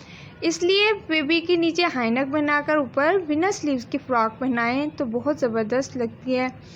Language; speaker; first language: Hindi; native; Hindi